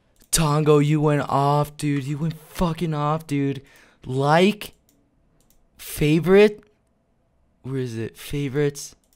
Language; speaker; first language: English; native; English